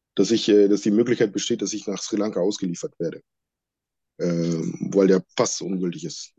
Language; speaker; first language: German; non-native, fluent; Sinhala